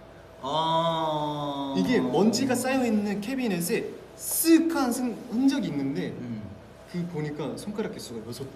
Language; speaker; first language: Korean; non-native, fluent; Vietnamese